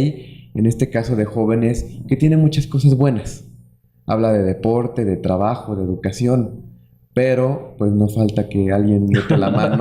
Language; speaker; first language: Spanish; native; Spanish